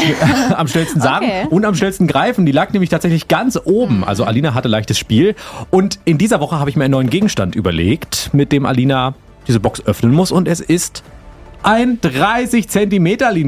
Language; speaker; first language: German; native; German